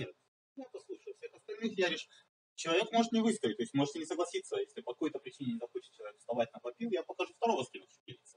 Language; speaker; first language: Russian; native; Russian